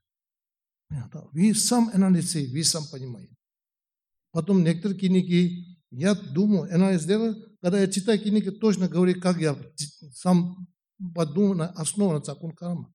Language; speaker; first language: Russian; non-native, learner; Tibetan